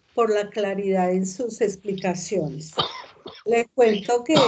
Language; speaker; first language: Spanish; native; Spanish